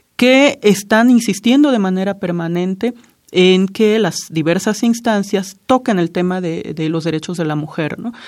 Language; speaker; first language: Spanish; non-native, local second language; Zapotec